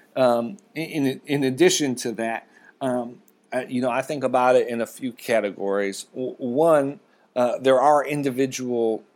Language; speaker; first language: English; native; English